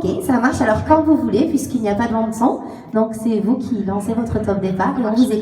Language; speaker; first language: French; native; French